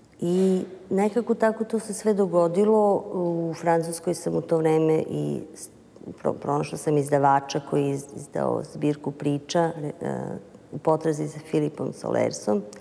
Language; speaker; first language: Serbian; native; Serbian